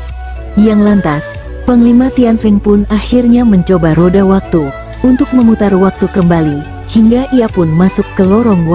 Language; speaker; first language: Indonesian; native; Indonesian